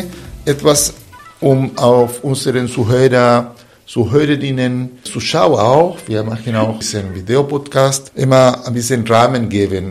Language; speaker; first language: German; non-native, fluent; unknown